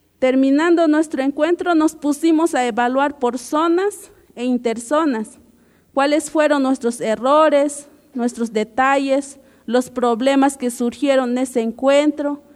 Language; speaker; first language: Spanish; non-native, local second language; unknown